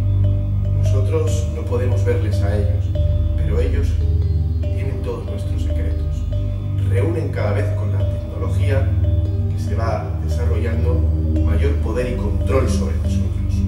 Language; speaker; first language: Spanish; native; Spanish